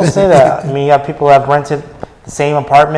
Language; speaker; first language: English; native; English